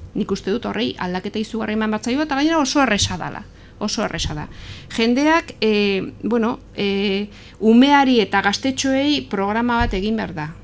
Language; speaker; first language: Basque; non-native, local second language; Spanish